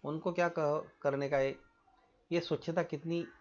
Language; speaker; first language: Hindi; non-native, local second language; Marathi